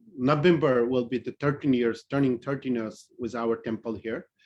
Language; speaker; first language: English; non-native, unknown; Newari